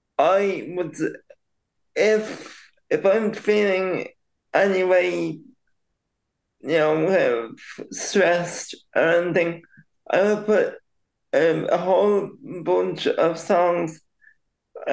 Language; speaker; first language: English; native; English